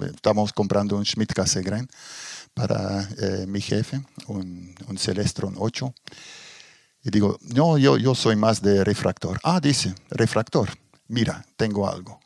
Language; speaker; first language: Spanish; non-native, fluent; Dutch